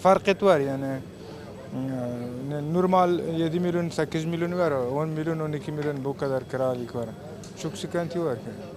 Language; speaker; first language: Turkish; non-native, learner; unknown